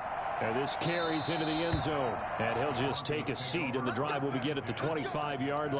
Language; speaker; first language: English; native; English